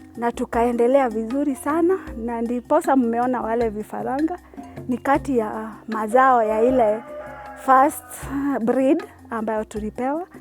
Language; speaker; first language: Swahili; non-native, local second language; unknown